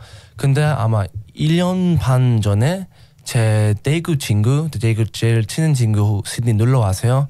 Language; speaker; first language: Korean; non-native, learner; English